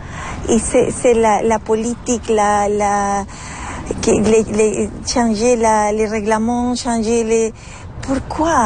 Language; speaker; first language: French; non-native, learner; Spanish